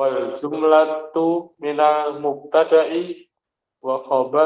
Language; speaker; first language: Arabic; non-native, learner; Indonesian